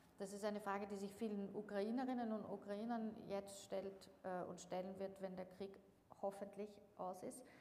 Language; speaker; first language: German; native; German